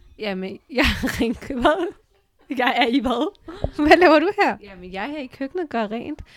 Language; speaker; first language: Danish; early bilingual, other home language; Urdu